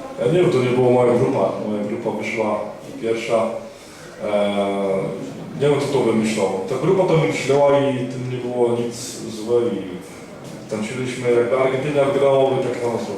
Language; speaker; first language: Polish; early bilingual, heritage; Polish